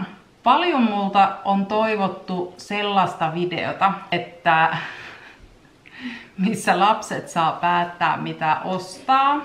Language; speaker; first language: Finnish; native; Finnish